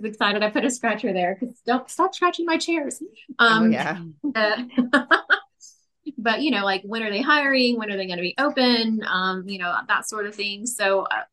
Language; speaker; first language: English; native; English